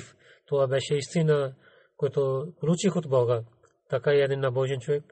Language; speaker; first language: Bulgarian; non-native, learner; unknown